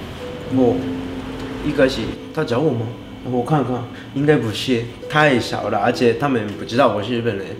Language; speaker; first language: Chinese; non-native, fluent; Japanese